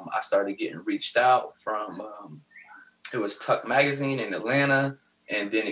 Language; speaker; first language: English; native; English